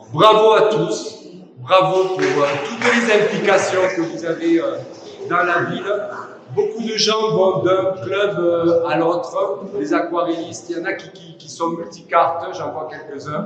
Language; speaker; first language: French; native; French